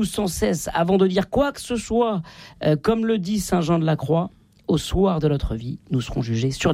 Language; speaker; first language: French; native; French